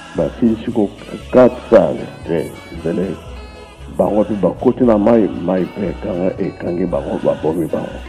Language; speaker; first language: Lingala; non-native, local second language; Kongo